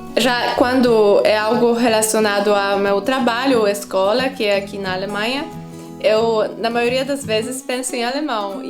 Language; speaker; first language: Portuguese; non-native, fluent; Polish